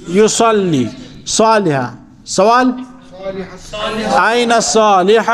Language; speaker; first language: Arabic; non-native, fluent; Urdu